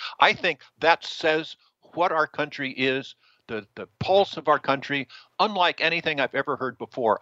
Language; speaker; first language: English; native; English